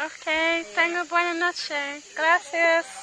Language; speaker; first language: Spanish; non-native, learner; English